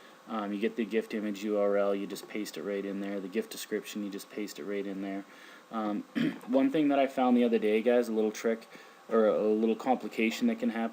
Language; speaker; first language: English; native; English